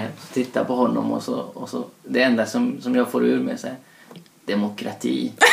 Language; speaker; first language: Swedish; early bilingual, other home language; Persian